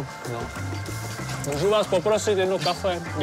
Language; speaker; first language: Czech; native; Czech